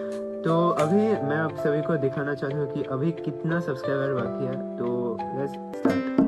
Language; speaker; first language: Hindi; non-native, local second language; Bangla